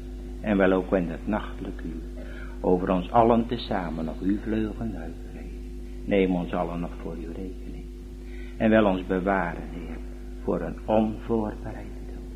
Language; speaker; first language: Dutch; native; Dutch